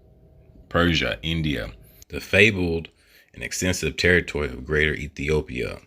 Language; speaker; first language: English; native; English